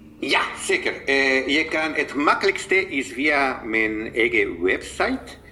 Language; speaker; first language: Dutch; non-native, fluent; Spanish